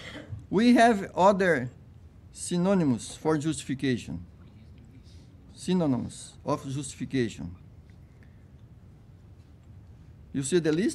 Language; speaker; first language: English; non-native, fluent; Portuguese